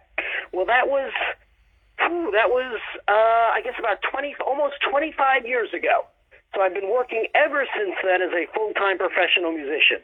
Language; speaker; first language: English; native; English